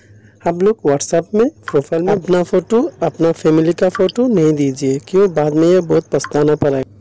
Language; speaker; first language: Hindi; non-native, local second language; Bangla